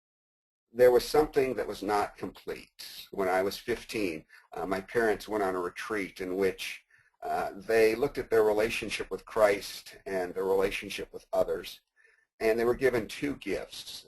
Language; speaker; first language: English; native; English